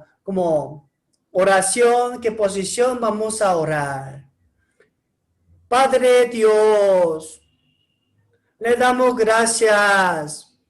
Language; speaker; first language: Spanish; non-native, learner; Korean